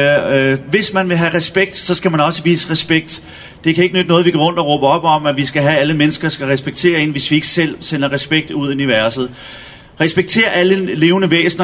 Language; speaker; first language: Danish; native; Danish